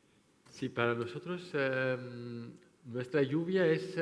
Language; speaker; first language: Spanish; non-native, fluent; French